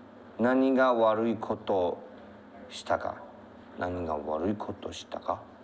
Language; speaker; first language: Japanese; non-native, learner; Chinese